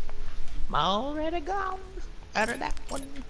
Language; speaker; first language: English; native; English